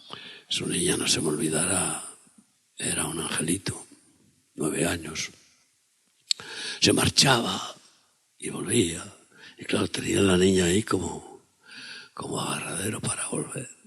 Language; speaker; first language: Spanish; native; Spanish